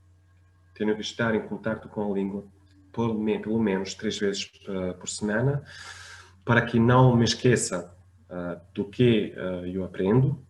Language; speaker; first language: Portuguese; non-native, fluent; French